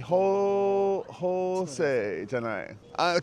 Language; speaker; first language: Japanese; non-native, learner; English